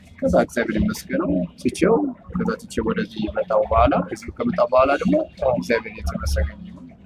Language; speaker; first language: Amharic; non-native, local second language; Sebat Bet Gurage